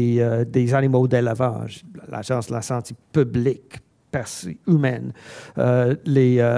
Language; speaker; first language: French; non-native, fluent; English